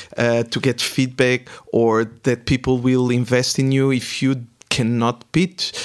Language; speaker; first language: English; non-native, fluent; Portuguese